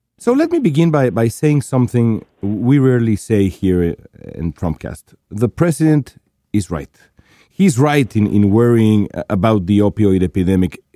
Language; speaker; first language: English; non-native, fluent; Spanish